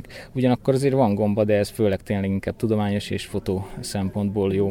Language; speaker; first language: Hungarian; native; Hungarian